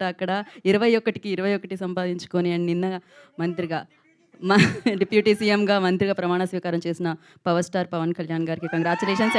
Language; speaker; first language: Telugu; native; Telugu